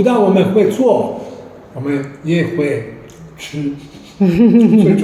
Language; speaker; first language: Chinese; non-native, fluent; Italian